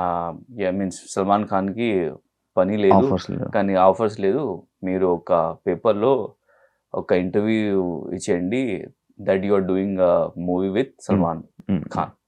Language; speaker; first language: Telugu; non-native, learner; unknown